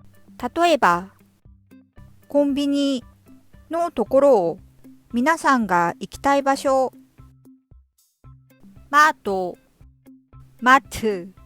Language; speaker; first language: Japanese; non-native, fluent; Korean